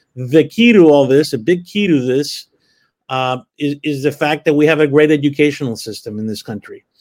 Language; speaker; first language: English; early bilingual, other home language; Spanish